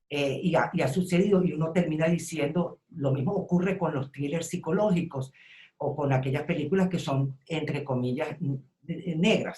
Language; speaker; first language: Spanish; native; Spanish